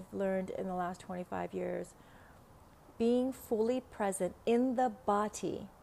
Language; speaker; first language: English; non-native, fluent; Vietnamese